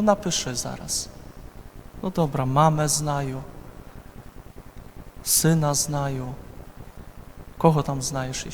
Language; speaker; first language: Ukrainian; non-native, fluent; Polish